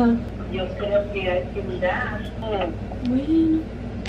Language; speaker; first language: Spanish; native; Spanish